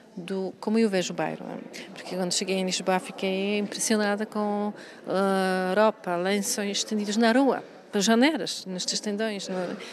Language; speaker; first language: Portuguese; non-native, fluent; Polish